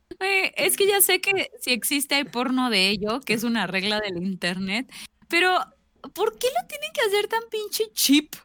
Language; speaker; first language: Spanish; native; Spanish